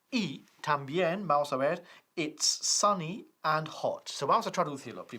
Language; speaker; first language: Spanish; non-native, fluent; English